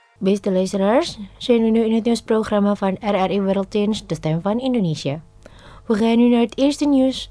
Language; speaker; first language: Dutch; non-native, fluent; Indonesian